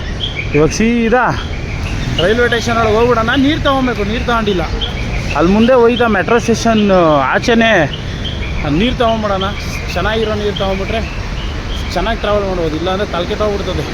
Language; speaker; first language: Kannada; native; Kannada